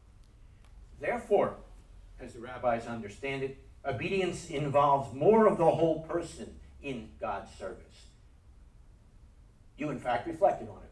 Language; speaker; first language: English; native; English